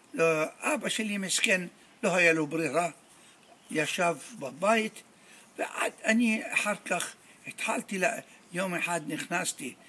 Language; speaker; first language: Hebrew; non-native, fluent; Arabic